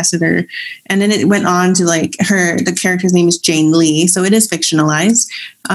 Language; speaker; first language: English; non-native, local second language; Cantonese